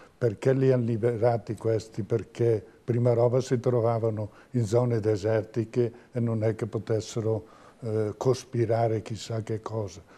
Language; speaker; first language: Italian; native; Italian